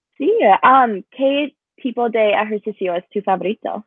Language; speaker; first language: Spanish; non-native, learner; English